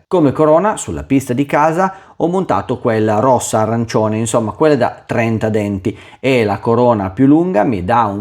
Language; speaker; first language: Italian; native; Italian